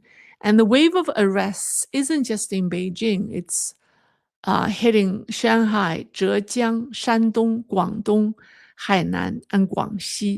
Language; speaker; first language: English; non-native, fluent; Chinese